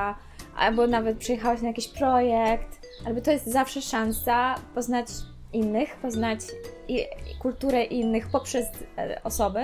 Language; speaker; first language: Polish; non-native, fluent; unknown